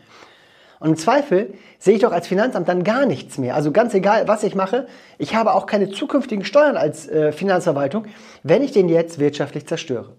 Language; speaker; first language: German; native; German